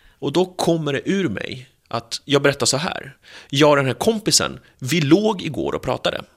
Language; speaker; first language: Swedish; early bilingual, other home language; Spanish